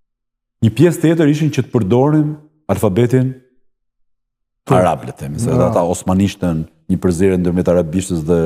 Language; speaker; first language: Albanian; native; Albanian